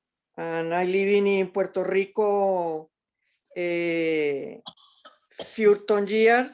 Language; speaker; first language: English; non-native, learner; Spanish